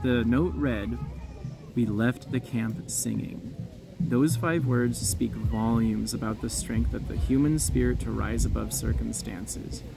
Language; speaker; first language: English; native; English